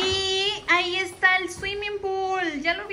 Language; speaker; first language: Spanish; native; Spanish